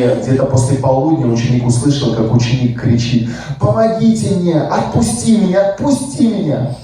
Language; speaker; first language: Russian; native; Russian